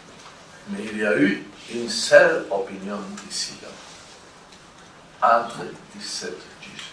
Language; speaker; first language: French; non-native, fluent; Spanish